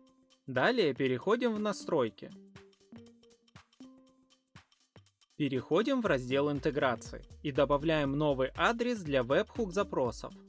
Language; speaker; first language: Russian; native; Russian